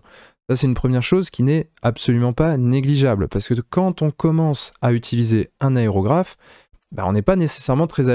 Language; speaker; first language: French; native; French